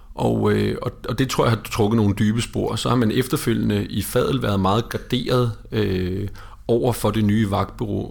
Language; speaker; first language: Danish; native; Danish